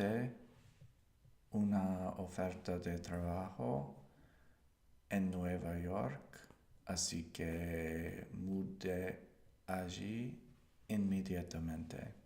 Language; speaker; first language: Spanish; non-native, learner; English